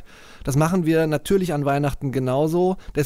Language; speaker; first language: German; native; German